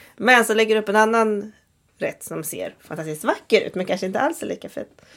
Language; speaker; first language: Swedish; native; Swedish